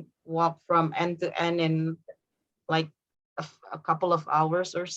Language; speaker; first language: English; non-native, fluent; Indonesian